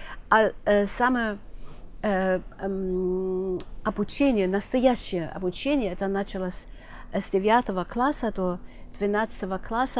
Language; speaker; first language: Russian; non-native, fluent; German